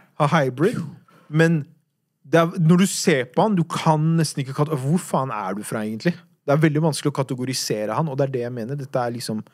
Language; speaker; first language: Norwegian; early bilingual, other home language; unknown